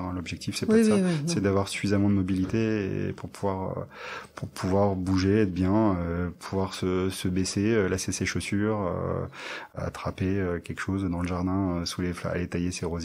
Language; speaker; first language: French; native; French